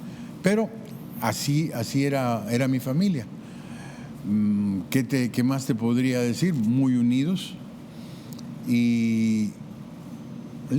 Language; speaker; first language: Spanish; native; Spanish